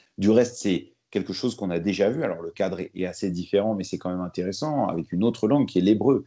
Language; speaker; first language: French; early bilingual, other home language; Arabic